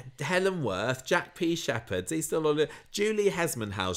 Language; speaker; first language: English; native; English